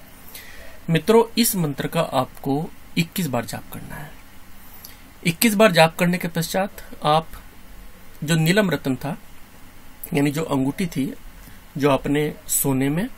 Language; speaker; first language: Hindi; native; Hindi